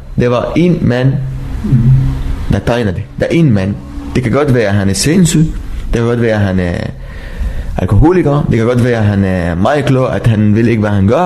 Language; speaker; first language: Danish; non-native, learner; Arabic